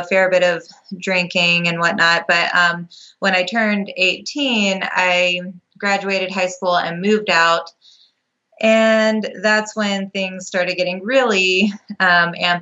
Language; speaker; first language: English; native; English